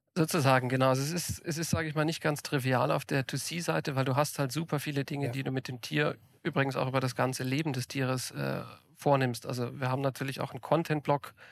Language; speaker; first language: German; native; German